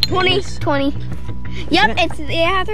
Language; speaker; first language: English; native; English